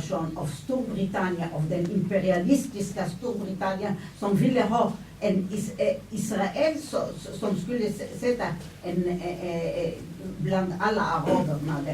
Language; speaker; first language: Swedish; non-native, fluent; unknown